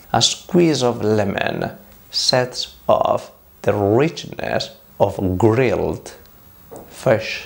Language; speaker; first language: English; non-native, fluent; Spanish